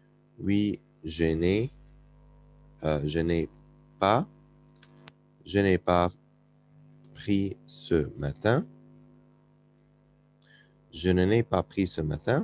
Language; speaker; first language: French; non-native, fluent; Arabic